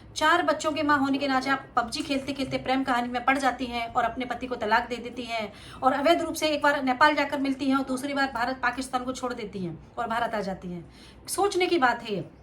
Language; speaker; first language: Hindi; native; Hindi